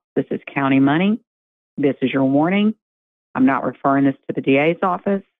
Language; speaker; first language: English; native; English